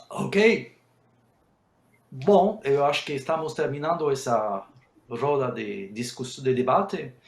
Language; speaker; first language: Portuguese; non-native, fluent; Spanish